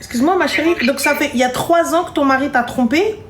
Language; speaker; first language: French; native; French